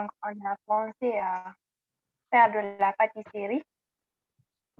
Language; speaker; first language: French; non-native, local second language; Fula